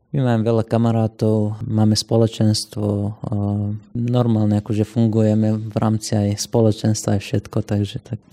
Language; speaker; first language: Slovak; non-native, fluent; Assyrian Neo-Aramaic